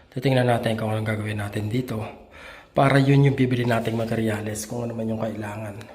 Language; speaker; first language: Filipino; native; Filipino